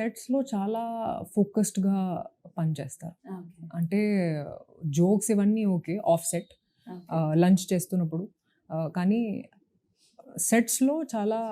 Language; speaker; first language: Telugu; non-native, local second language; Hindi